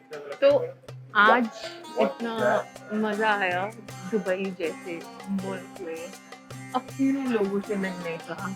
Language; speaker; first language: Hindi; native; Hindi